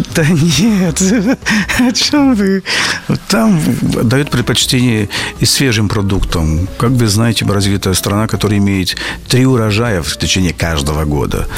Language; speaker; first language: Russian; non-native, fluent; Portuguese